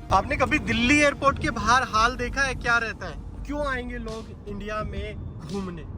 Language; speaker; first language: Hindi; native; Hindi